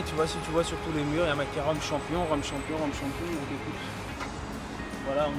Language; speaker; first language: French; native; French